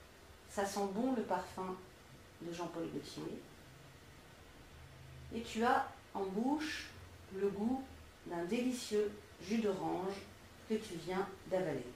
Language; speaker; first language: French; native; French